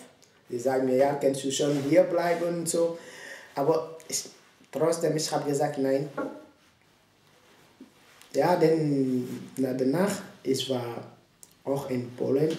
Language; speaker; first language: German; non-native, learner; French